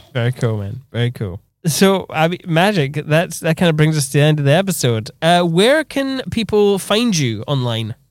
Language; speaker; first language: English; native; English